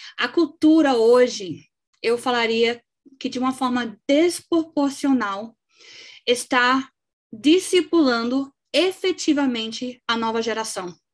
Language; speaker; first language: Portuguese; non-native, local second language; English